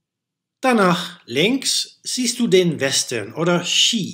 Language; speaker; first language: German; non-native, fluent; Dutch